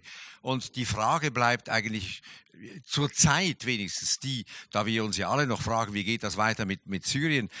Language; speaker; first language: German; native; German